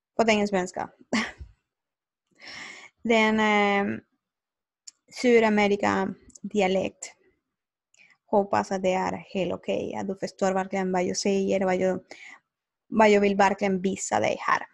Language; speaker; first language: Swedish; non-native, learner; Spanish